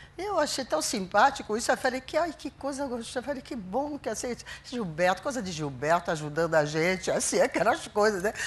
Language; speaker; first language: Portuguese; non-native, fluent; French